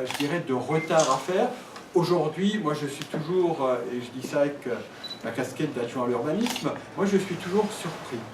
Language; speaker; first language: French; native; French